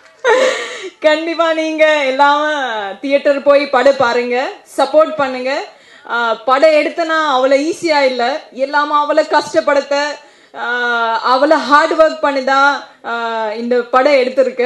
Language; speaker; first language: Tamil; non-native, fluent; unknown